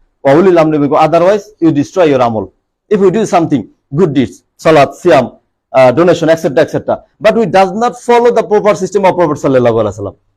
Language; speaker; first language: English; non-native, local second language; Bangla